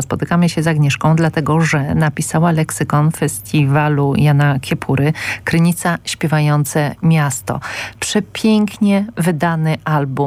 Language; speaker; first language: Polish; native; Polish